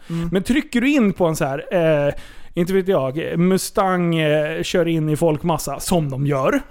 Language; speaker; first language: Swedish; native; Swedish